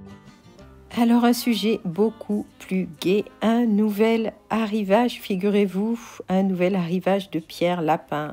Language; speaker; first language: French; native; French